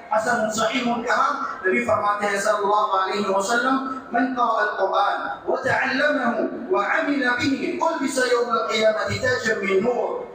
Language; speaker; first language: Urdu; native; Urdu